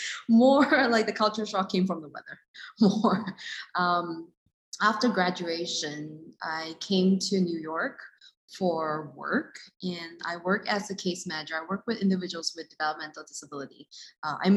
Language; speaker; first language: English; non-native, local second language; Chinese